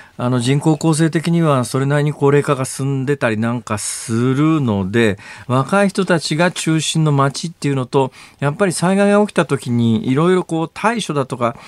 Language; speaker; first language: Japanese; native; Japanese